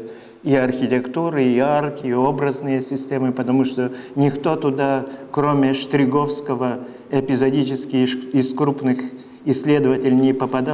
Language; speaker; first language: Russian; non-native, fluent; Lithuanian